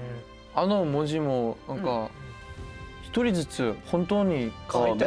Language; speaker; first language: Japanese; non-native, fluent; Korean